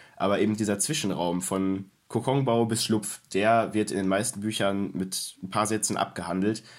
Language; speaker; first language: German; native; German